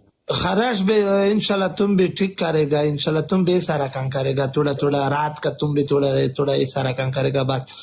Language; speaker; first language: Hindi; non-native, learner; Pashto